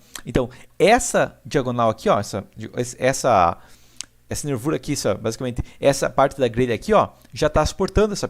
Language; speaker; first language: Portuguese; native; Portuguese